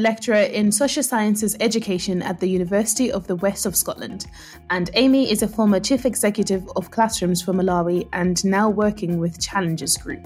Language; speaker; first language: English; non-native, local second language; Nyanja